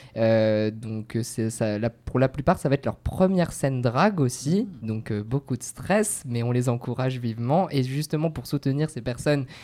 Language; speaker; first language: French; native; French